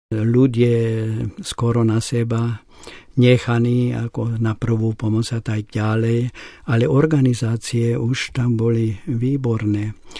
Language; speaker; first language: Slovak; non-native, local second language; Hungarian